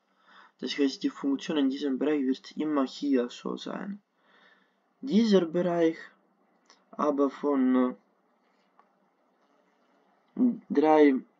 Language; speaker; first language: German; non-native, fluent; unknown